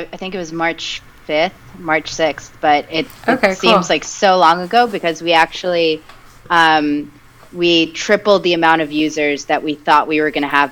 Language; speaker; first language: English; early bilingual, other home language; Spanish